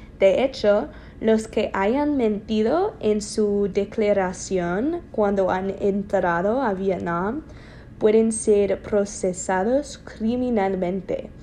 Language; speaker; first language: Spanish; non-native, learner; English